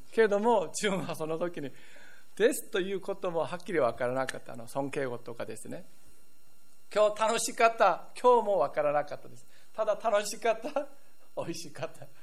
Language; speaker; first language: Japanese; non-native, fluent; Korean